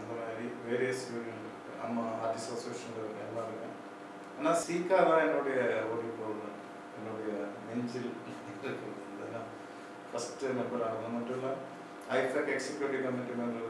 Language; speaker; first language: Tamil; non-native, local second language; Malayalam